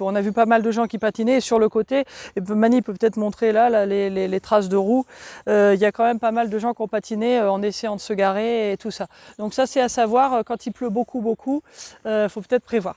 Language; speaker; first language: French; native; French